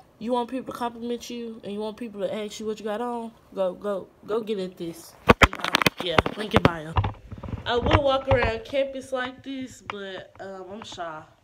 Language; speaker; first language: English; native; English